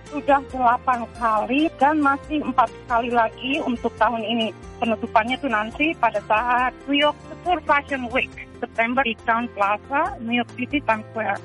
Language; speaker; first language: Indonesian; native; Indonesian